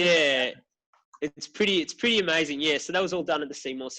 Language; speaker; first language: English; native; English